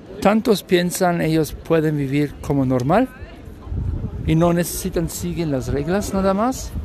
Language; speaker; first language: Spanish; non-native, learner; German